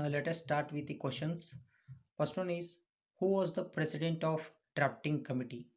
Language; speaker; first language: English; non-native, local second language; Kannada